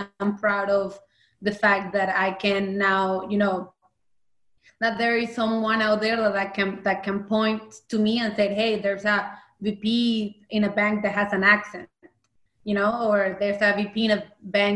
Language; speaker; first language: English; early bilingual, other home language; Spanish